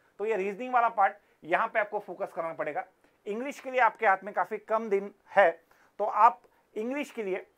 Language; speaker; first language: Hindi; non-native, local second language; Marathi